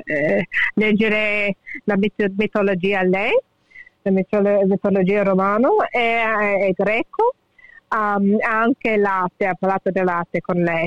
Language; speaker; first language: Italian; early bilingual, heritage; English